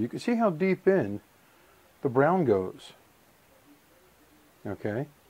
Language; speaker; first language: English; native; English